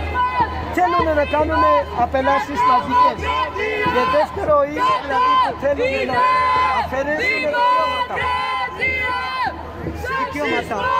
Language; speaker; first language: Greek; non-native, learner; Urdu